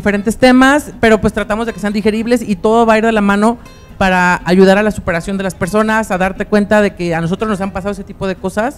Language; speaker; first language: Spanish; native; Spanish